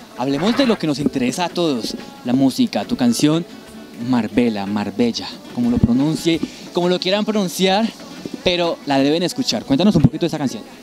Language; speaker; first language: Spanish; native; Spanish